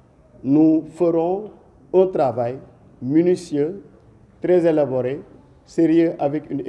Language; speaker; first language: French; non-native, local second language; Wolof